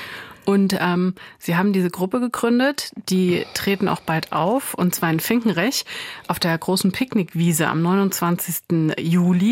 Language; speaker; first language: German; native; German